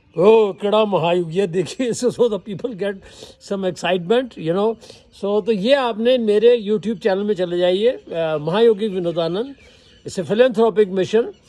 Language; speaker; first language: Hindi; non-native, local second language; Punjabi